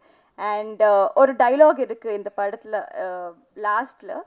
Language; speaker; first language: Tamil; non-native, local second language; Telugu